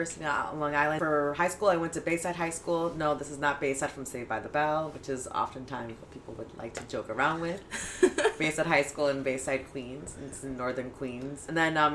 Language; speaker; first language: English; early bilingual, other home language; Spanish